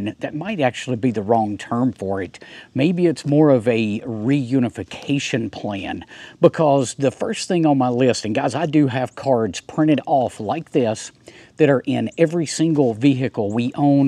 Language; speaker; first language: English; native; English